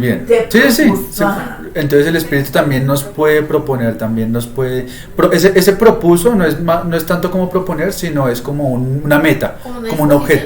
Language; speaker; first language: Spanish; native; Spanish